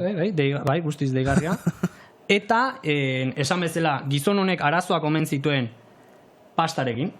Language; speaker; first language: Basque; native; Basque